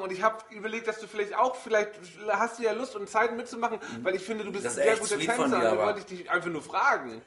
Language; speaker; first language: German; native; German